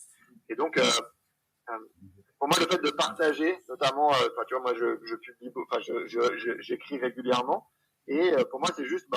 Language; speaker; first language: French; native; French